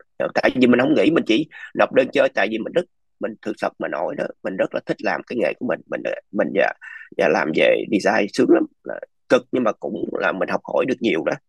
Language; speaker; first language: Vietnamese; early bilingual, other home language; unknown